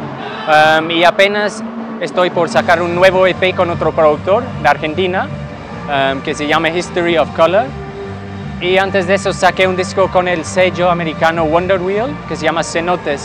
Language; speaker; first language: Spanish; non-native, fluent; English